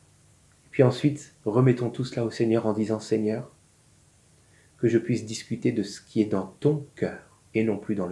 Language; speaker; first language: French; native; French